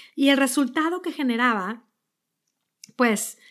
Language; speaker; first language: Spanish; native; Spanish